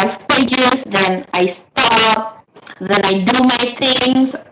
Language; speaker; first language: English; non-native, learner; Indonesian